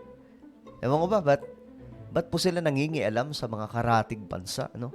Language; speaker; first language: Filipino; native; Filipino